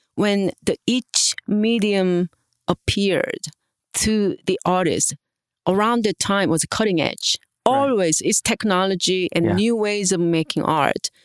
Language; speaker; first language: English; non-native, fluent; Korean